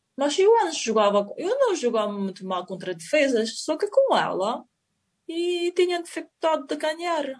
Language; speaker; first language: Portuguese; non-native, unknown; Chinese